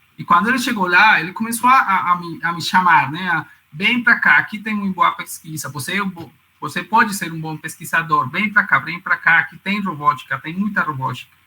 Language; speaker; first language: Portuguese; non-native, fluent; Spanish